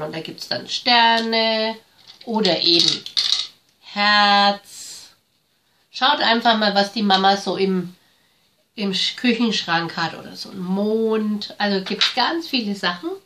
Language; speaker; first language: German; native; German